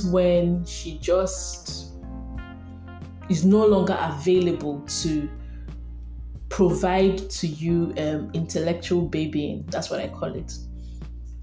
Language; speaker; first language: English; non-native, local second language; Igbo